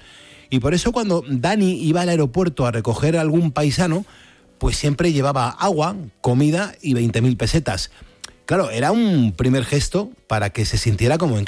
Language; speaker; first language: Spanish; native; Spanish